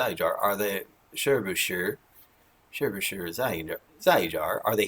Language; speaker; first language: Chinese; non-native, learner; English